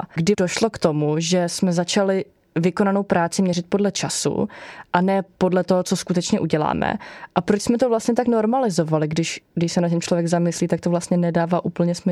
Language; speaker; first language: Czech; native; Czech